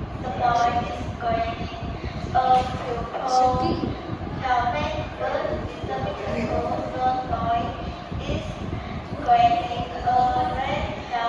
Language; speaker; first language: English; non-native, learner; Vietnamese